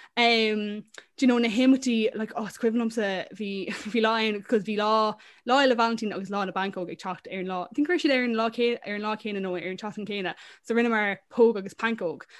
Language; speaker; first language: Irish; non-native, local second language; English